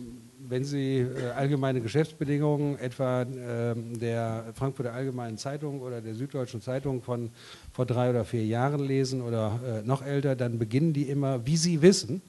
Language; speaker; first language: German; native; German